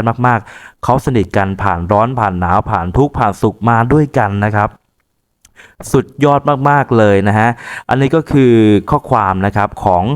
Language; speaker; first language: Thai; native; Thai